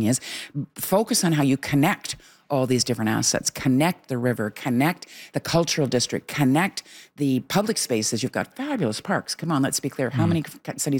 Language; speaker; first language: English; native; English